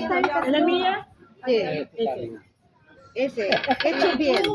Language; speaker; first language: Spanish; non-native, learner; Filipino